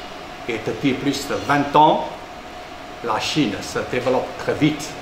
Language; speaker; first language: French; non-native, fluent; Chinese